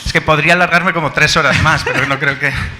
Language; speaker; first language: Spanish; native; Spanish